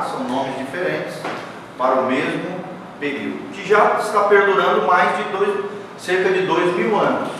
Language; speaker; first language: Portuguese; native; Portuguese